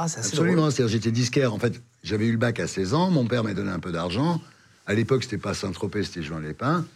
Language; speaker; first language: French; native; French